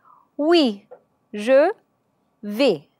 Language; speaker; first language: French; non-native, learner; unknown